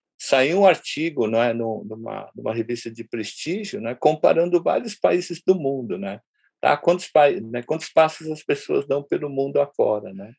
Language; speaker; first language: Portuguese; early bilingual, other home language; Japanese